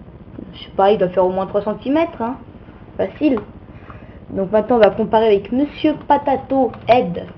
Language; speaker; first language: French; native; French